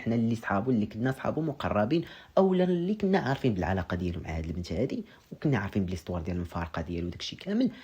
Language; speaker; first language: Arabic; native; Arabic